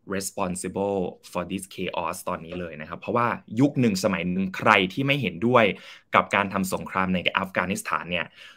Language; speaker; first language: Thai; native; Thai